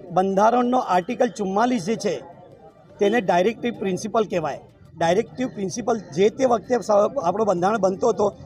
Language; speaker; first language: Gujarati; native; Gujarati